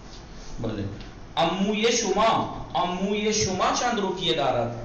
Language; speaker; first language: Persian; non-native, fluent; Urdu